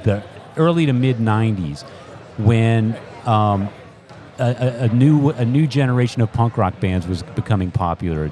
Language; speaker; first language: English; native; English